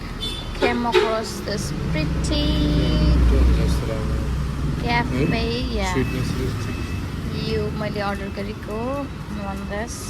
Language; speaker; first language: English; non-native, fluent; Nepali